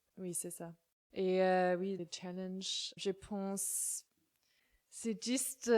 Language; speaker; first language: French; non-native, learner; German